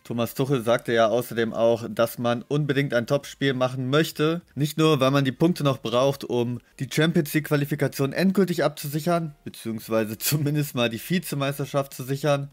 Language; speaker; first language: German; native; German